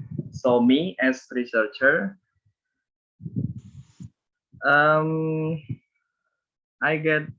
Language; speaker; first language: English; non-native, learner; Indonesian